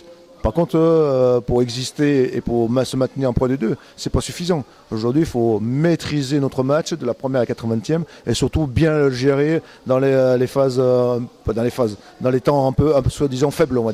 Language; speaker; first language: French; native; French